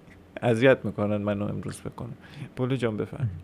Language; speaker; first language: Persian; native; Persian